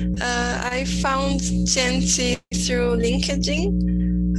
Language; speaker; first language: English; non-native, fluent; Portuguese